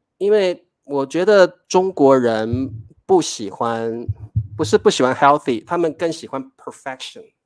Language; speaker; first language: Chinese; native; Chinese